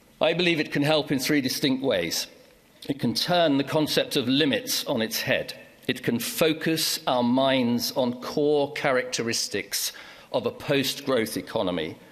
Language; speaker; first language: English; native; English